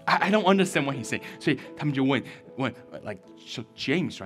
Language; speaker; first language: English; early bilingual, other home language; Chinese